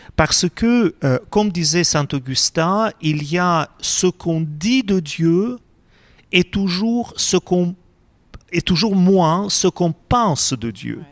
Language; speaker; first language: French; non-native, fluent; Russian